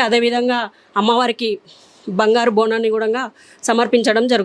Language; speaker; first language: Telugu; native; Telugu